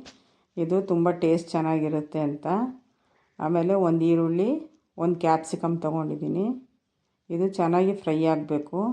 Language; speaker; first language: Kannada; native; Kannada